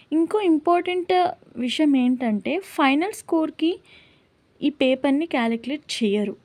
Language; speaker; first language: Telugu; non-native, local second language; Lambadi